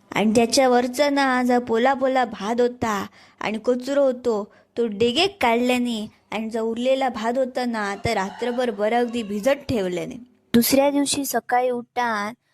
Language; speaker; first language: Marathi; native; Marathi